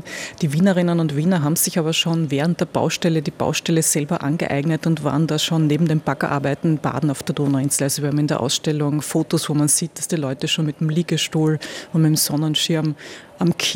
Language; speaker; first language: German; native; German